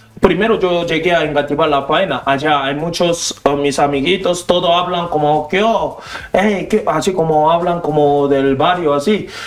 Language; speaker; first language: Spanish; non-native, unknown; Korean